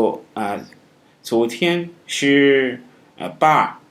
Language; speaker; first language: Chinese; non-native, learner; English